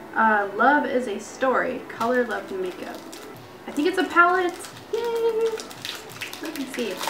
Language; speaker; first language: English; native; English